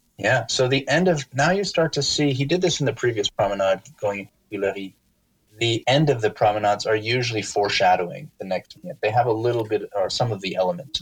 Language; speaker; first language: English; native; English